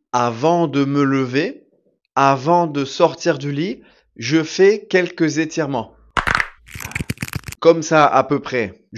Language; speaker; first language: French; native; French